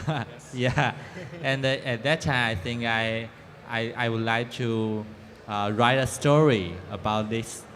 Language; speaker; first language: English; non-native, fluent; Chinese